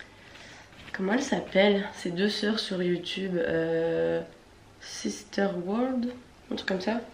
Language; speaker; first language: French; native; French